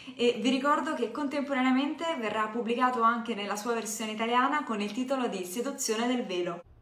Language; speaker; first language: Italian; native; Italian